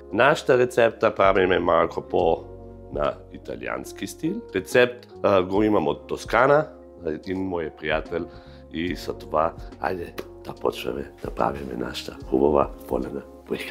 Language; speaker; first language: Bulgarian; non-native, fluent; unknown